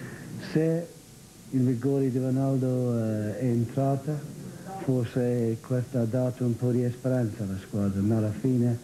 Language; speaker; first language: Italian; non-native, fluent; English